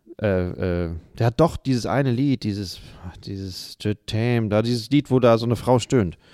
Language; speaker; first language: German; native; German